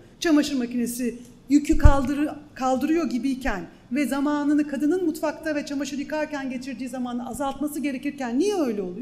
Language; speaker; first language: Turkish; native; Turkish